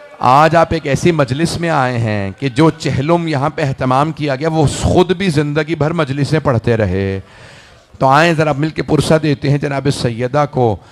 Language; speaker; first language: Urdu; early bilingual, heritage; Urdu